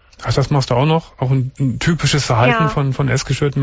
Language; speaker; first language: German; native; German